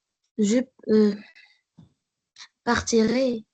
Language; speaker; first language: French; non-native, learner; Arabic